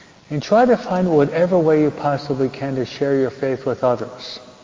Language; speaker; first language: English; native; English